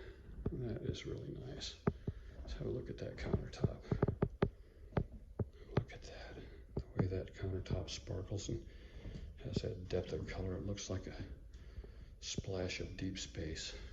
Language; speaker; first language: English; native; English